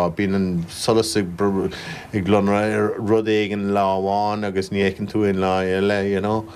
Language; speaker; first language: Irish; native; Irish